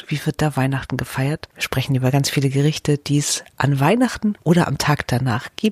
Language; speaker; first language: German; native; German